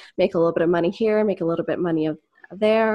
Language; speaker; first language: English; native; English